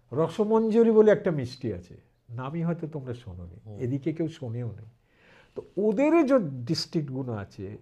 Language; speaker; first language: Bangla; early bilingual, heritage; Bangla